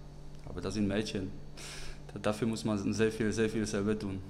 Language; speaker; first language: German; non-native, fluent; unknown